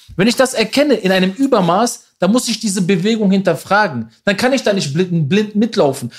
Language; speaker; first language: German; early bilingual, other home language; Persian